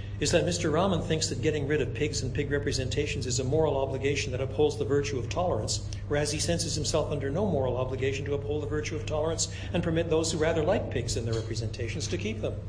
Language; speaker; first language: English; native; English